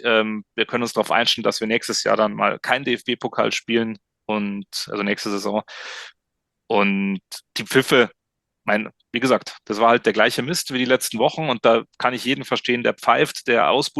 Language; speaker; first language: German; native; German